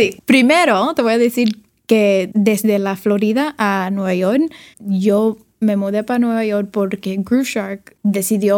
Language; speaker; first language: Spanish; early bilingual, other home language; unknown